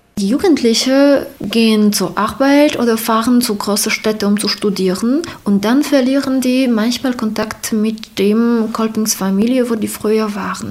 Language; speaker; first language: German; non-native, fluent; Polish